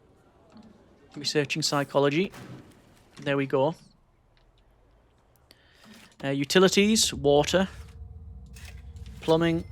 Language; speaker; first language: English; native; English